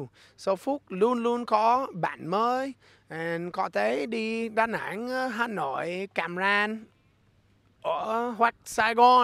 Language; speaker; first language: Vietnamese; non-native, learner; English